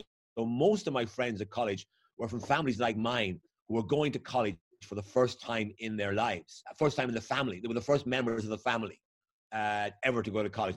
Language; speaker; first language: English; native; English